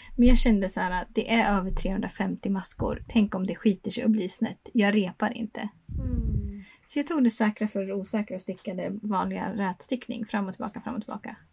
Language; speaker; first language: Swedish; native; Swedish